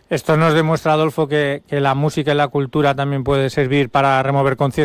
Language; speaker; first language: Spanish; native; Spanish